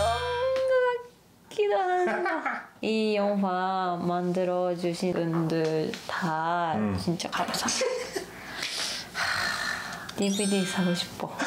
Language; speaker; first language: Korean; non-native, learner; Japanese